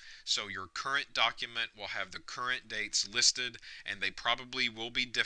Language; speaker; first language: English; native; English